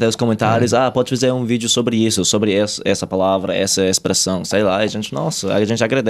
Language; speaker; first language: Portuguese; non-native, fluent; English